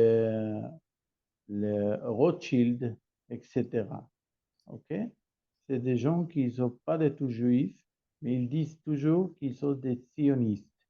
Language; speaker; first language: French; non-native, learner; Hebrew